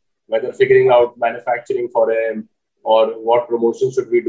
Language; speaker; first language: English; non-native, local second language; Hindi